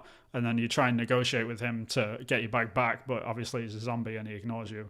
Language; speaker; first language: English; native; English